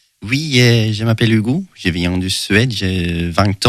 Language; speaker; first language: French; non-native, learner; Swedish